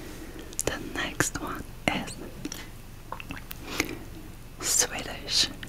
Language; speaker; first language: English; non-native, fluent; Turkish